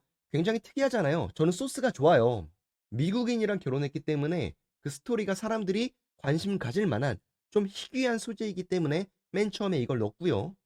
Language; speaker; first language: Korean; native; Korean